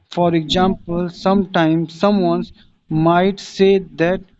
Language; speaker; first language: English; non-native, local second language; Hindi